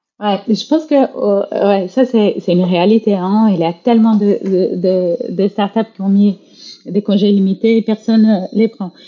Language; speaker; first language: French; non-native, fluent; Portuguese